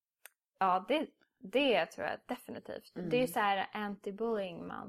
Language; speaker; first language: Swedish; native; Swedish